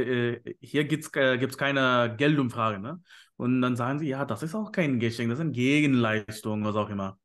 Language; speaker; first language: German; non-native, fluent; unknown